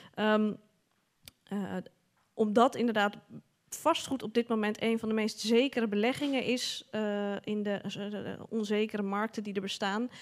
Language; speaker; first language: Dutch; native; Dutch